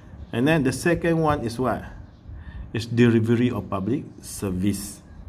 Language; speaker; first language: English; non-native, local second language; Malay